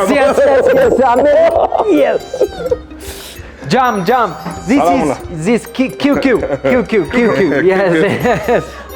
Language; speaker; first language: English; non-native, learner; Amharic